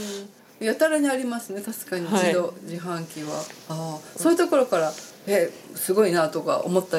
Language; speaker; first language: Japanese; native; Japanese